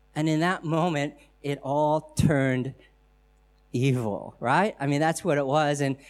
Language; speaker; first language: English; native; English